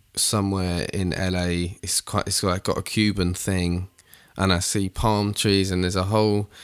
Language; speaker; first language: English; native; English